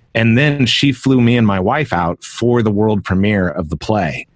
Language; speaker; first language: English; native; English